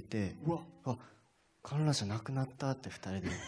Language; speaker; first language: Japanese; native; Japanese